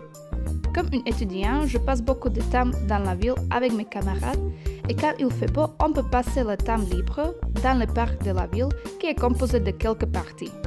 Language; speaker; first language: French; non-native, learner; Slovak